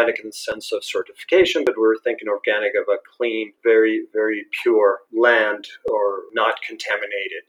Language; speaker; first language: English; non-native, fluent; Spanish